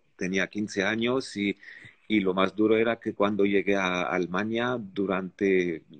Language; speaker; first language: Spanish; non-native, fluent; Arabic